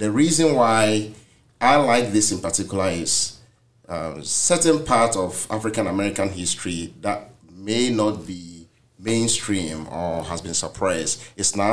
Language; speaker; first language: English; non-native, local second language; Akan